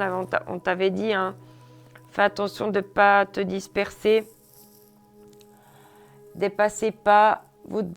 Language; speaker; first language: French; native; French